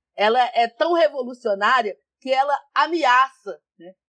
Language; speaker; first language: Portuguese; native; Portuguese